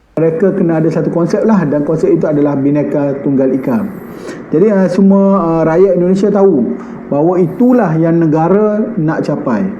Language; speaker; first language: Malay; native; Malay